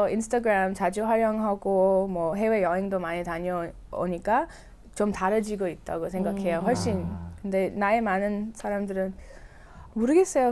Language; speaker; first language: Korean; non-native, fluent; English